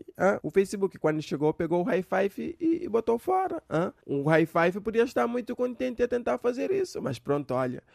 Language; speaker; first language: Portuguese; non-native, local second language; Kabuverdianu